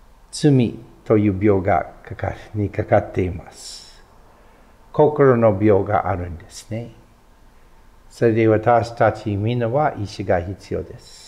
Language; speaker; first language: Japanese; non-native, fluent; English